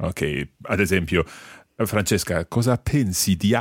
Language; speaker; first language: Italian; non-native, fluent; English